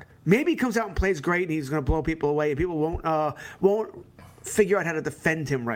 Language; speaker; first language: English; native; English